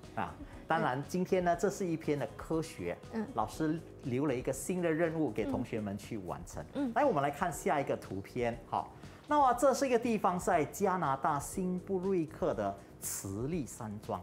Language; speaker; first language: Chinese; native; Chinese